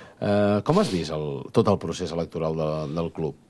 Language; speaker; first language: Catalan; native; Catalan